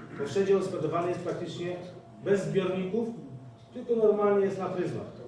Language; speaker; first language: Polish; native; Polish